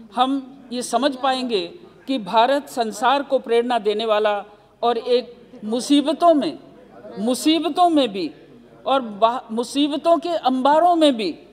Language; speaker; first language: Hindi; native; Hindi